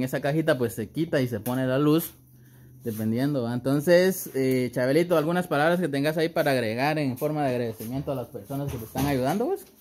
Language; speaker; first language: Spanish; native; Spanish